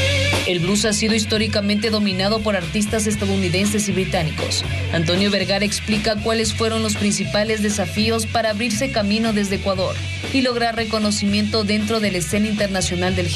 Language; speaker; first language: Spanish; native; Spanish